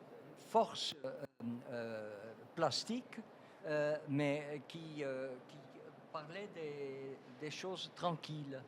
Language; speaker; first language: French; non-native, fluent; Dutch